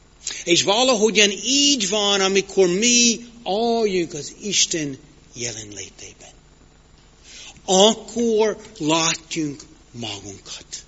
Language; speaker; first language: Hungarian; non-native, fluent; English